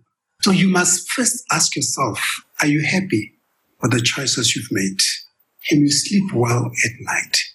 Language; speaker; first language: English; non-native, local second language; Tswana